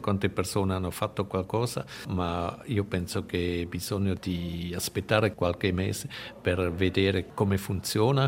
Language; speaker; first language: Italian; non-native, local second language; German